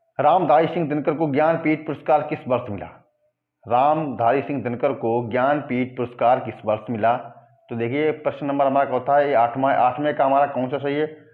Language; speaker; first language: Hindi; native; Hindi